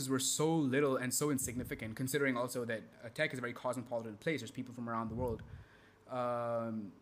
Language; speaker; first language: English; non-native, local second language; Hindi